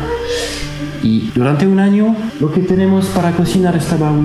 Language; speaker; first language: Spanish; non-native, learner; French